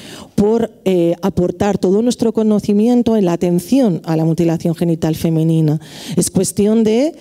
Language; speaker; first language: Spanish; native; Spanish